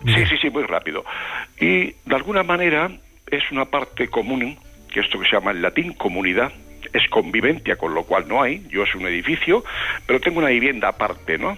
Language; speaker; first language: Spanish; native; Spanish